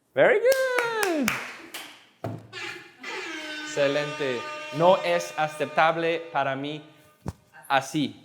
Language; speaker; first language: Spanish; non-native, fluent; English